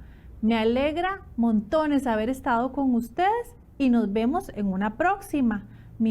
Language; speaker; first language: Spanish; native; Spanish